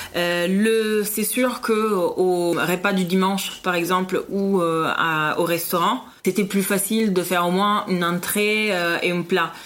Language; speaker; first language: French; non-native, fluent; Italian